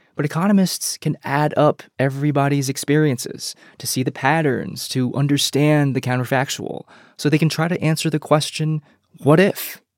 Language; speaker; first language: English; early bilingual, other home language; Chinese